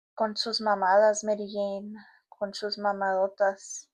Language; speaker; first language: Spanish; early bilingual, heritage; Spanish